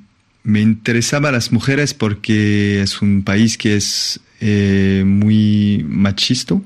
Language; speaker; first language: Spanish; non-native, fluent; French